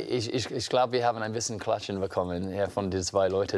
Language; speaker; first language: German; non-native, learner; English